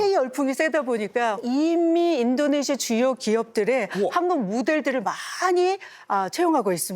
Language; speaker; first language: Korean; native; Korean